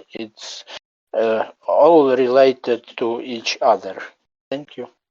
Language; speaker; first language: English; non-native, learner; Ukrainian